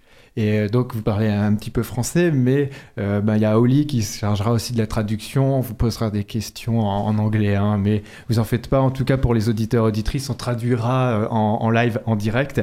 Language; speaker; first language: French; native; French